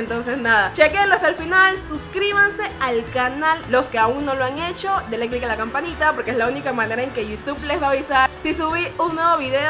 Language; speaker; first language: Spanish; native; Spanish